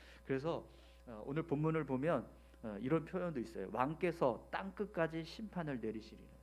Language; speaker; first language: Korean; native; Korean